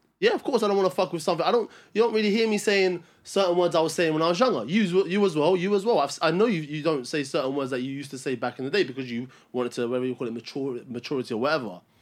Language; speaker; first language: English; early bilingual, other home language; Albanian